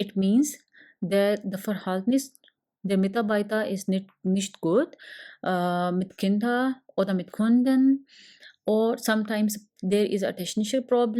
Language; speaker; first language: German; non-native, learner; Urdu